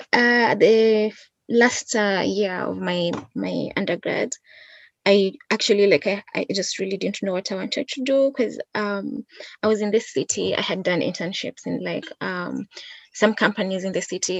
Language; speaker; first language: English; non-native, local second language; Gusii